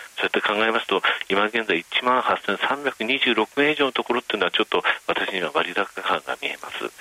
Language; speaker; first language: Japanese; native; Japanese